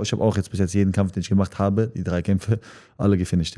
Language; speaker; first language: German; early bilingual, other home language; Chechen